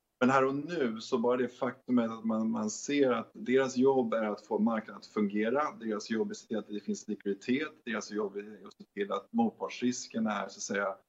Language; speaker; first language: Swedish; native; Swedish